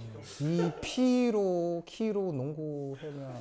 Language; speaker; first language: Korean; early bilingual, other home language; English